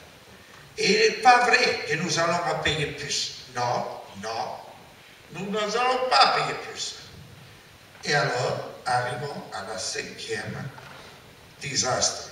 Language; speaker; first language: French; non-native, learner; Italian